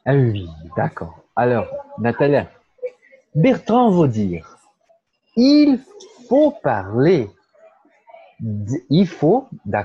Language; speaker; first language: French; non-native, fluent; Portuguese